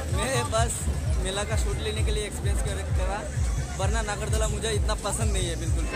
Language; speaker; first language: Hindi; non-native, local second language; Bangla